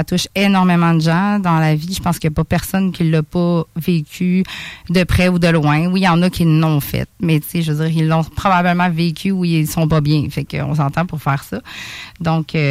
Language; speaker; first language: French; native; French